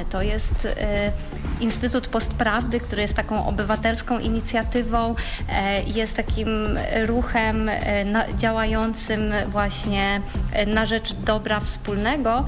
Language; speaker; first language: Polish; native; Polish